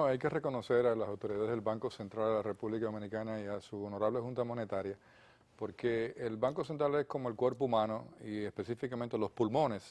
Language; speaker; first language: Spanish; native; Spanish